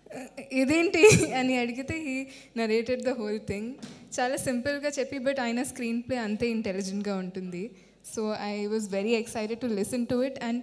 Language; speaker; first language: Telugu; non-native, local second language; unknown